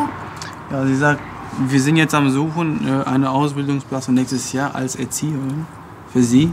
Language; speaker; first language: German; non-native, fluent; Albanian